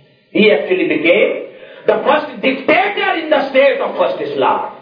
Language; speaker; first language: English; non-native, local second language; Urdu